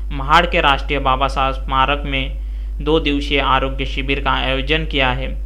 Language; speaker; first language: Hindi; non-native, local second language; Marathi